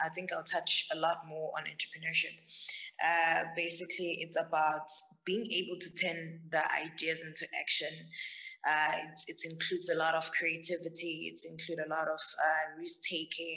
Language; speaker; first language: English; non-native, local second language; Zulu